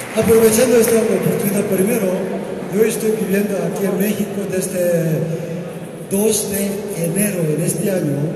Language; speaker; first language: Spanish; non-native, learner; Korean